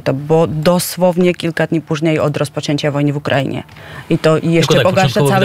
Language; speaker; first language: Polish; non-native, fluent; Georgian